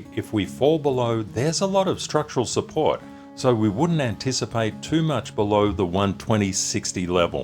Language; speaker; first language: English; native; English